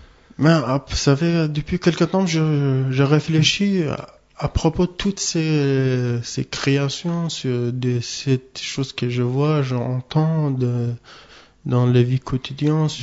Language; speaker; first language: French; non-native, learner; Arabic